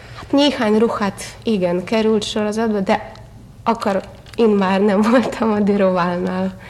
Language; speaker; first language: Hungarian; non-native, learner; Russian